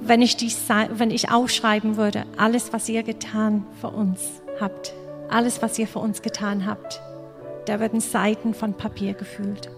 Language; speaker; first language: German; non-native, fluent; English